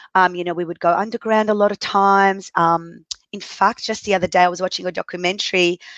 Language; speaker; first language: English; early bilingual, other home language; Arabic